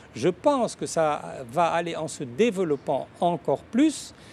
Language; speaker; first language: French; non-native, local second language; Arabic